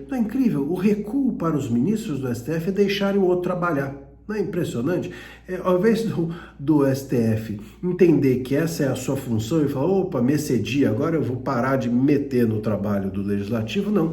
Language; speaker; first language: Portuguese; native; Portuguese